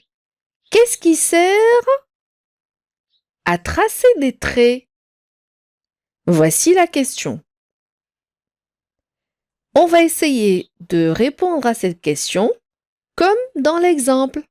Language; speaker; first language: French; non-native, local second language; Arabic